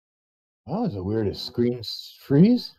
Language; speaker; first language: English; native; English